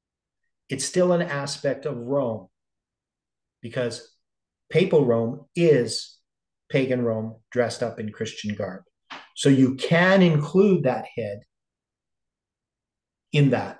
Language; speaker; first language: English; native; English